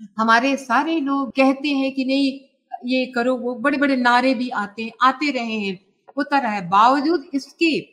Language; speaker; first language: Hindi; native; Hindi